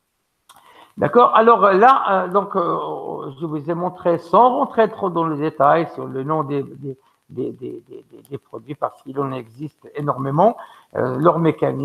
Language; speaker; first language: French; non-native, local second language; Arabic